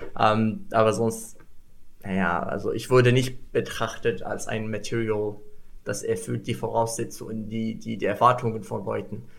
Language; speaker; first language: German; non-native, fluent; Arabic